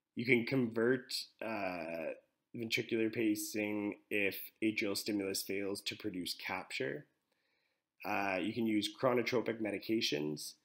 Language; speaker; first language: English; native; English